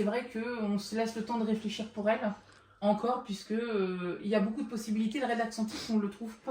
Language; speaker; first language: French; native; French